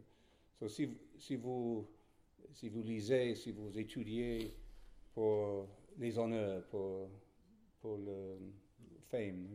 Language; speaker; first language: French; non-native, fluent; English